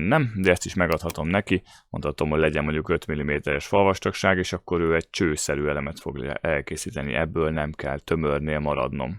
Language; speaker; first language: Hungarian; native; Hungarian